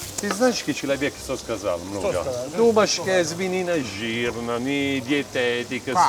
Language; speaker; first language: Russian; non-native, learner; Italian